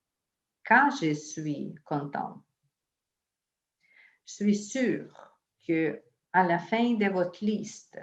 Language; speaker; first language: French; non-native, fluent; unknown